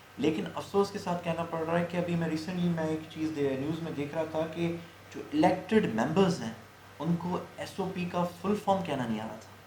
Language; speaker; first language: Urdu; non-native, local second language; Sindhi